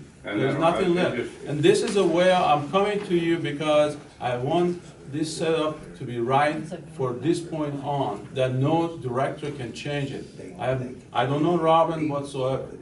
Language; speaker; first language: English; native; English